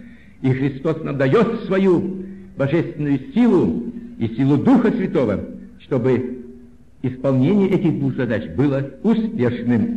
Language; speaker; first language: Russian; native; Russian